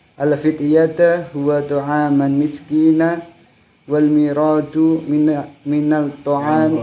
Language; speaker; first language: Arabic; non-native, fluent; Javanese